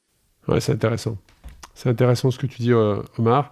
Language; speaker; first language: French; native; French